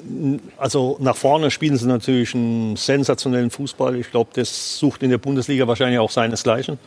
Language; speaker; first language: German; native; German